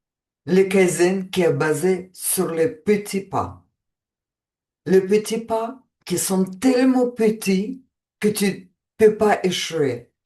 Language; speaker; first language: French; non-native, fluent; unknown